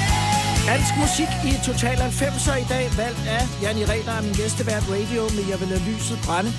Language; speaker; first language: Danish; native; Danish